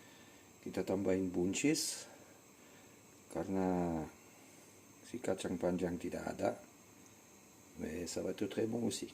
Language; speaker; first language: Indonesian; non-native, learner; French